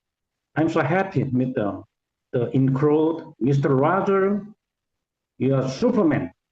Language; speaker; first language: English; non-native, learner; Korean